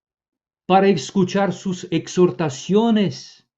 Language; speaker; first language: Spanish; non-native, fluent; Portuguese